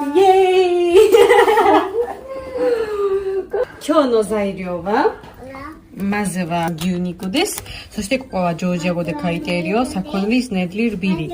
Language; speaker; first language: Japanese; non-native, learner; Georgian